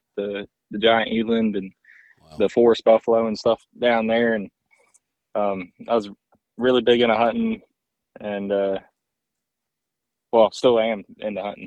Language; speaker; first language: English; native; English